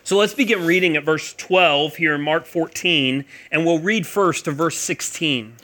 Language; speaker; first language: English; native; English